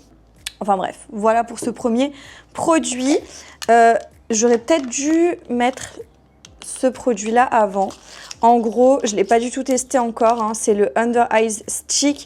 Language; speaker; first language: French; native; French